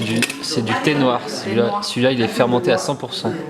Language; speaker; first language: French; native; French